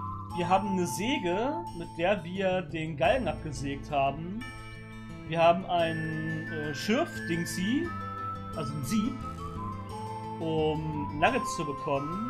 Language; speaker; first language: German; native; German